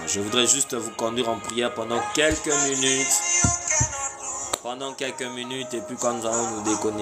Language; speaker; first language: French; non-native, local second language; Lingala